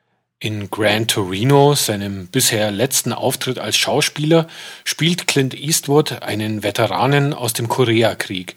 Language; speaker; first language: German; native; German